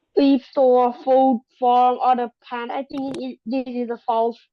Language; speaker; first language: English; non-native, learner; Thai